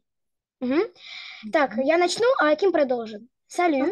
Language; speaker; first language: Russian; native; Russian